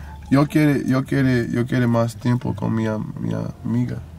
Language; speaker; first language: Spanish; non-native, learner; English